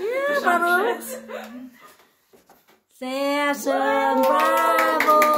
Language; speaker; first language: German; non-native, learner; Vietnamese